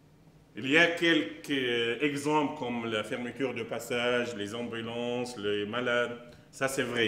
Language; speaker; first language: French; non-native, learner; Arabic